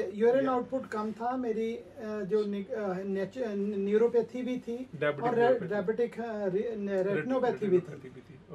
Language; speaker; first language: Hindi; native; Hindi